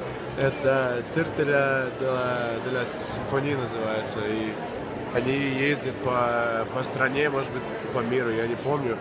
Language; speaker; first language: Russian; non-native, fluent; English